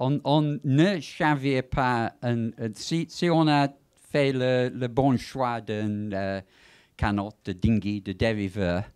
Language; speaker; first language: French; non-native, fluent; English